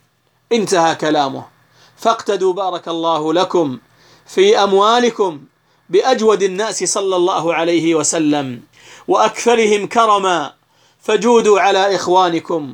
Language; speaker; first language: Arabic; native; Arabic